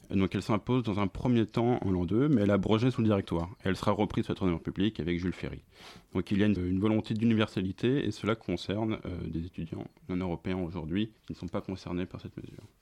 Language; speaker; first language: French; native; French